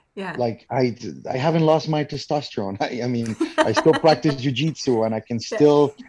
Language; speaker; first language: English; non-native, fluent; Spanish